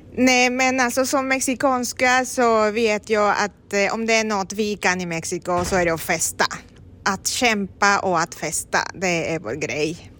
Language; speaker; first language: Swedish; non-native, fluent; Spanish